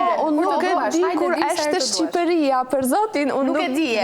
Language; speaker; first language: Albanian; non-native, learner; Polish